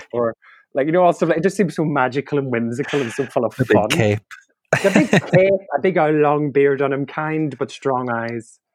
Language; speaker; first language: English; native; English